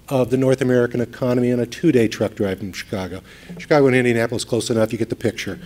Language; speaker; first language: English; native; English